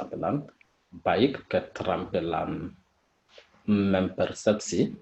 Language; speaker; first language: Indonesian; non-native, fluent; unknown